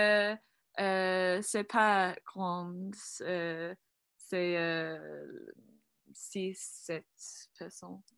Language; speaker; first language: French; non-native, learner; English